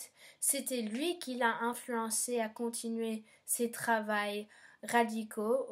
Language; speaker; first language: French; non-native, learner; English